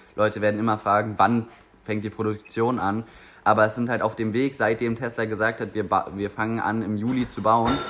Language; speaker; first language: German; native; German